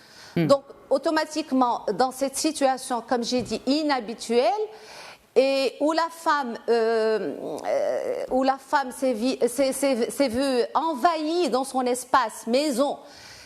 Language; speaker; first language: French; non-native, local second language; Arabic